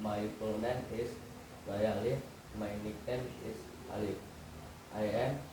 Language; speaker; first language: English; non-native, learner; Indonesian